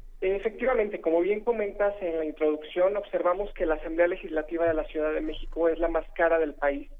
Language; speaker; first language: Spanish; native; Spanish